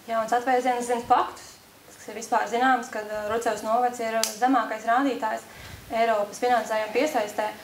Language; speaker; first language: Latvian; native; Latvian